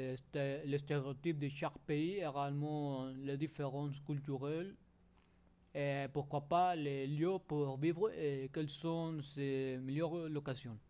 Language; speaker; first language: French; non-native, learner; Spanish